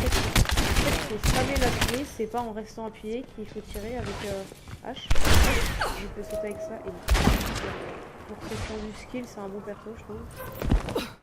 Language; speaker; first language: French; native; French